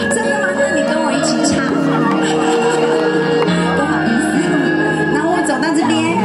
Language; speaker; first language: Chinese; native; Chinese